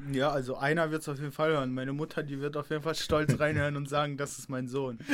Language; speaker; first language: German; early bilingual, other home language; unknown